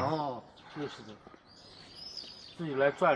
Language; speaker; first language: Chinese; native; Chinese